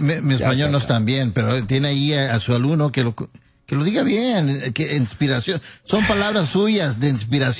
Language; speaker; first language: Spanish; early bilingual, heritage; English